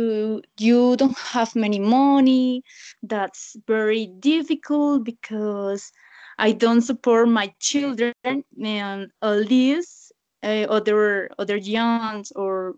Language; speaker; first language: English; non-native, learner; Spanish